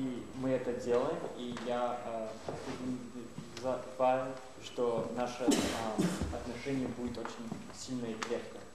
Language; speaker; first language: Russian; non-native, fluent; English